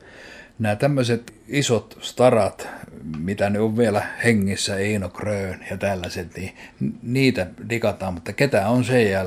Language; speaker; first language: Finnish; native; Finnish